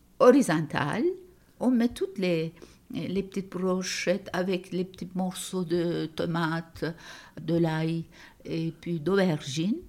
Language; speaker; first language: French; non-native, fluent; Turkish